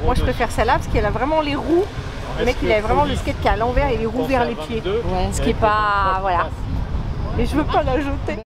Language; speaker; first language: French; native; French